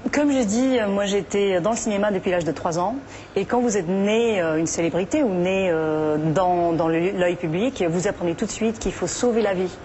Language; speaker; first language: French; non-native, fluent; English